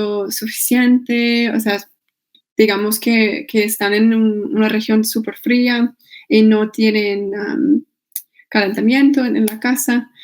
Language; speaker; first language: Spanish; non-native, fluent; English